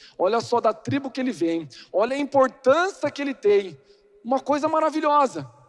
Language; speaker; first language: Portuguese; native; Portuguese